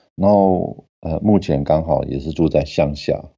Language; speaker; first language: Chinese; non-native, fluent; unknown